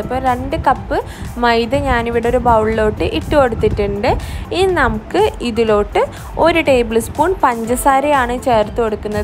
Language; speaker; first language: Malayalam; native; Malayalam